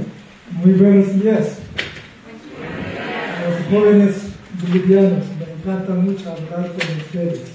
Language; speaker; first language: Spanish; non-native, fluent; Korean